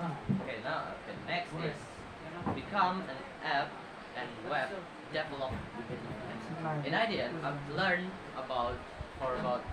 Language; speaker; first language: English; non-native, learner; Indonesian